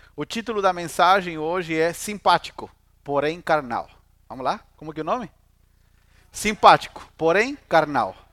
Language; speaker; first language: Portuguese; non-native, fluent; Spanish